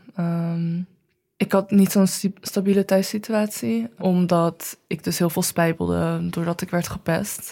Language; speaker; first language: Dutch; early bilingual, other home language; Chinese